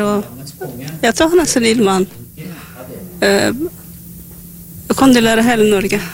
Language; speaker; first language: Swedish; non-native, learner; Norwegian